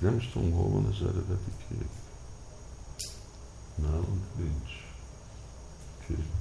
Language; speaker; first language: Hungarian; early bilingual, heritage; Hungarian